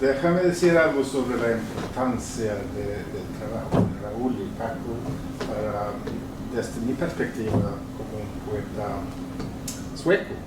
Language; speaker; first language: Spanish; non-native, fluent; Swedish